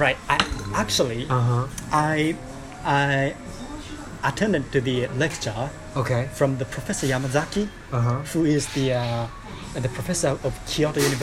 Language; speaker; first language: English; non-native, learner; Japanese